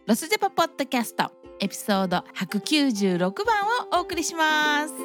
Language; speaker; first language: Japanese; early bilingual, heritage; Japanese